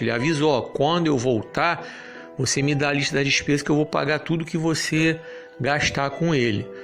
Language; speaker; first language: Portuguese; native; Portuguese